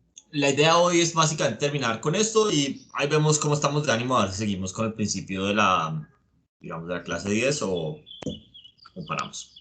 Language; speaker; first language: Spanish; native; Spanish